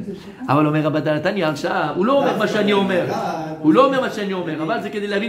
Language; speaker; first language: Hebrew; non-native, fluent; French